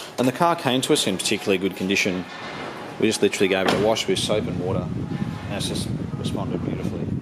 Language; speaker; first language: English; native; English